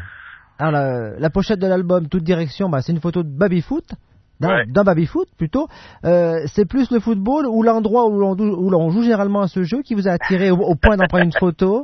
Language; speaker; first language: French; native; French